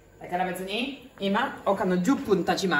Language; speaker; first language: Japanese; non-native, learner; Italian